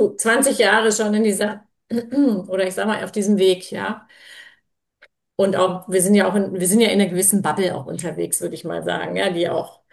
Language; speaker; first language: German; native; German